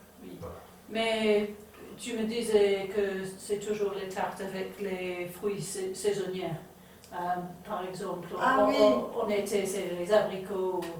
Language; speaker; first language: French; non-native, learner; English